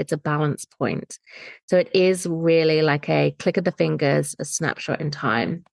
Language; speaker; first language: English; native; English